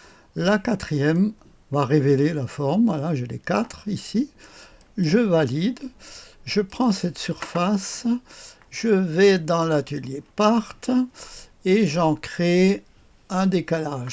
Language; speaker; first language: French; native; French